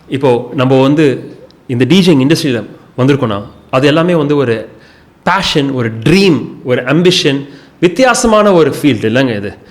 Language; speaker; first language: Tamil; early bilingual, heritage; Tamil